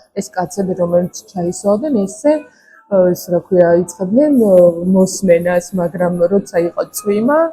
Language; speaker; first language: Georgian; non-native, local second language; Azerbaijani